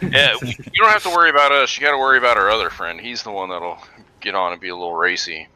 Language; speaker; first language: English; native; English